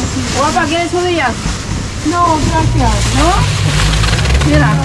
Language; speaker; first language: Spanish; non-native, fluent; Filipino